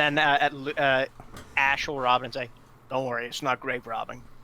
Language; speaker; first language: English; native; English